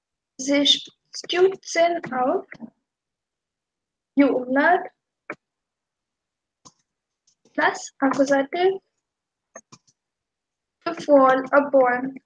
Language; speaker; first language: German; non-native, fluent; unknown